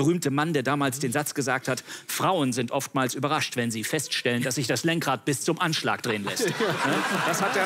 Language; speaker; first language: German; native; German